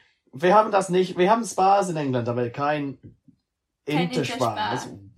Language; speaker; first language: German; non-native, learner; English